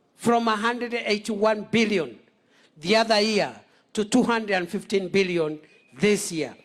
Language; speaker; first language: English; non-native, local second language; Swahili